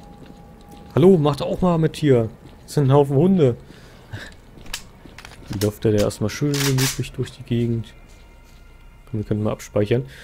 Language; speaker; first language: German; native; German